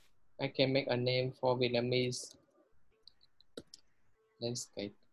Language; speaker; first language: English; non-native, learner; Vietnamese